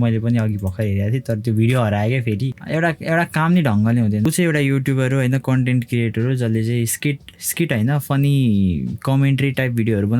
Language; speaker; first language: Nepali; native; Nepali